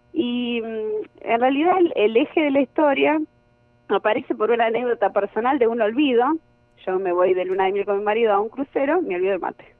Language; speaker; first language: Spanish; native; Spanish